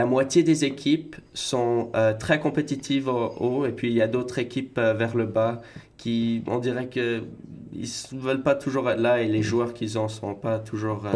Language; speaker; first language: French; native; French